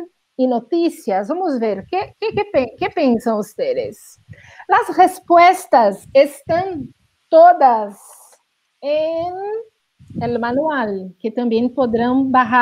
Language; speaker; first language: Spanish; non-native, learner; Portuguese